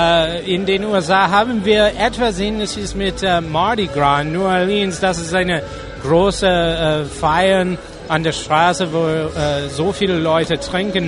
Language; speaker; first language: German; non-native, learner; English